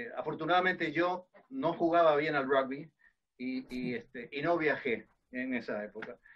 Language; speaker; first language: Spanish; early bilingual, other home language; Dutch